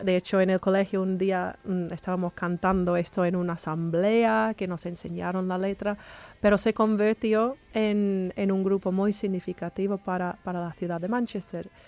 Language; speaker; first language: Spanish; non-native, fluent; English